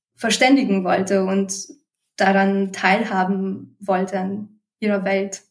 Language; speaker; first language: German; early bilingual, other home language; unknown